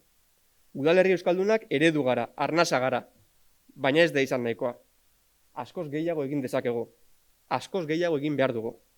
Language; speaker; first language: Basque; native; Basque